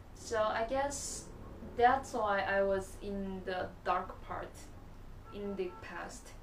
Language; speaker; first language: English; non-native, learner; Chinese